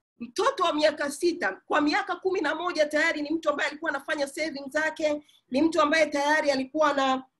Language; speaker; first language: Swahili; native; Swahili